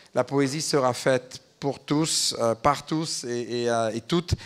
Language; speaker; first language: French; native; French